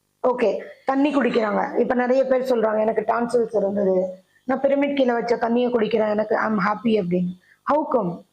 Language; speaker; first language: Tamil; native; Tamil